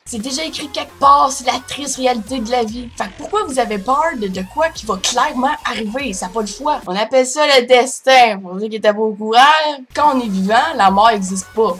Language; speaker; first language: French; native; French